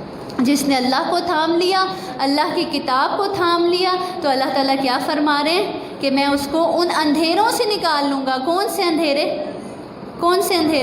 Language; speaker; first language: Urdu; native; Urdu